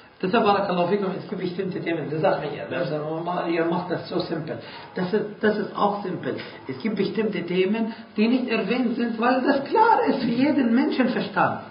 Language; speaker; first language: German; non-native, fluent; Arabic